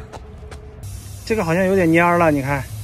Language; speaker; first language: Chinese; native; Chinese